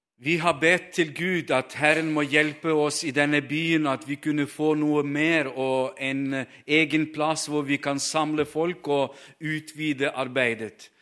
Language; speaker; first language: Norwegian; non-native, fluent; Ukrainian